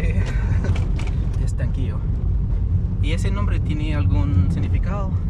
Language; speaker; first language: Spanish; non-native, fluent; English